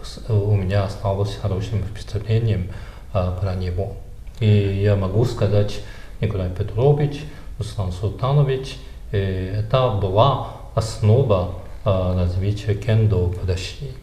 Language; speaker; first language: Russian; non-native, fluent; Japanese